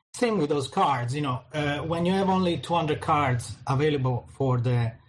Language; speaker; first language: English; non-native, fluent; Italian